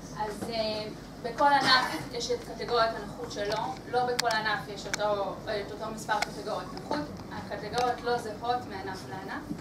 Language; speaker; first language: Hebrew; native; Hebrew